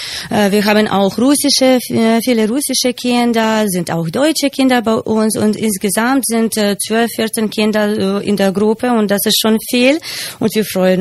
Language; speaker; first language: German; non-native, fluent; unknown